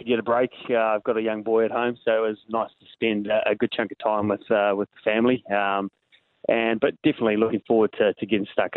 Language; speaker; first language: English; native; English